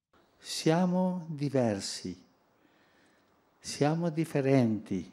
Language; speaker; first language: Italian; non-native, fluent; Spanish